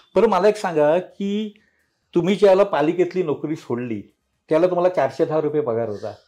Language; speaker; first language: Marathi; native; Marathi